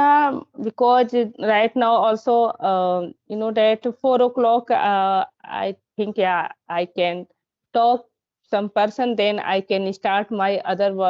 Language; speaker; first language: English; non-native, learner; Hindi